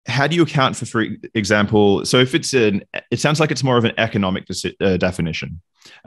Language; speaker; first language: English; native; English